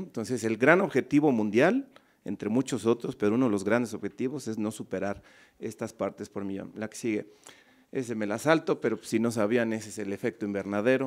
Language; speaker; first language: Spanish; native; Spanish